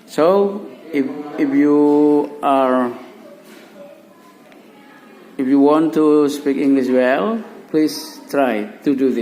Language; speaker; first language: English; non-native, learner; Indonesian